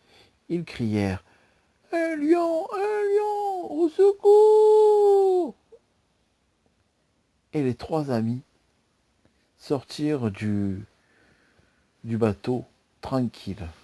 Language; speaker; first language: French; native; French